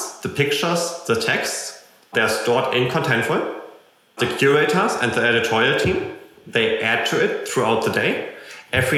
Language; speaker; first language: English; non-native, fluent; German